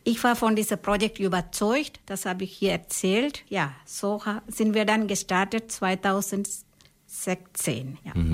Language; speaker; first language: German; non-native, fluent; Malayalam